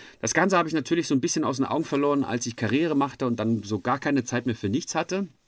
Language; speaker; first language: German; native; German